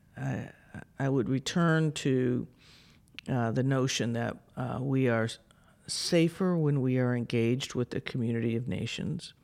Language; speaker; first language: English; native; English